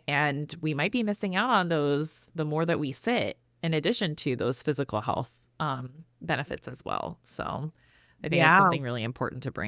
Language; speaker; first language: English; native; English